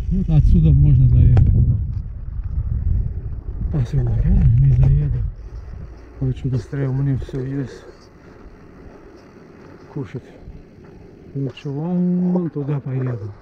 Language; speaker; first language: Russian; non-native, fluent; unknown